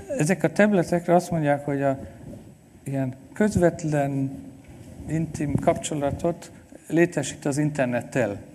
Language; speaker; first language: Hungarian; non-native, fluent; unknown